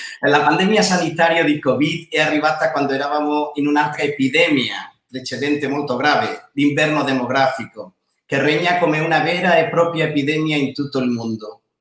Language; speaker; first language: Italian; non-native, learner; Catalan